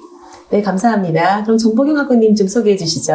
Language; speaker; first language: Korean; native; Korean